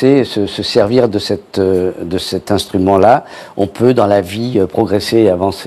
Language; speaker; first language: French; native; French